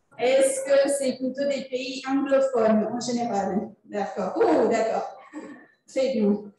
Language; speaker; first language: French; non-native, fluent; Italian